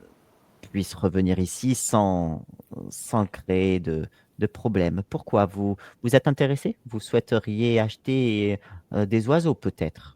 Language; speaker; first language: French; native; French